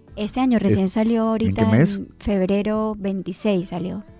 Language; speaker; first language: Spanish; native; Spanish